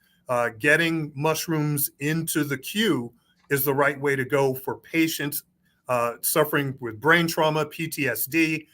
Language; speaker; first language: English; native; English